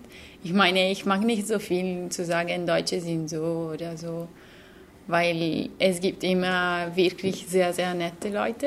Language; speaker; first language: German; non-native, fluent; Slovenian